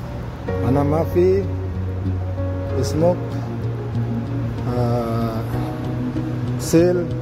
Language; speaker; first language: Arabic; non-native, learner; Indonesian